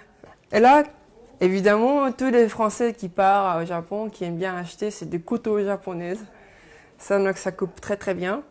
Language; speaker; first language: French; non-native, fluent; Japanese